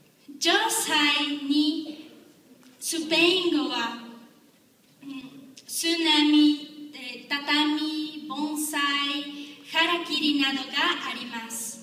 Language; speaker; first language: Japanese; non-native, learner; Spanish